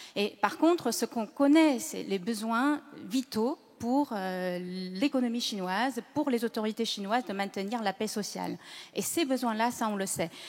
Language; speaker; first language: French; non-native, fluent; Chinese